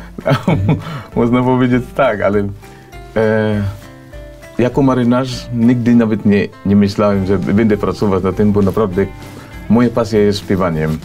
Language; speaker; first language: Polish; non-native, fluent; Cebuano